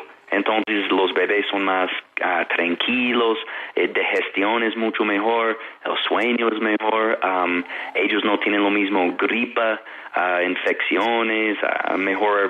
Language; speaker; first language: Spanish; non-native, fluent; English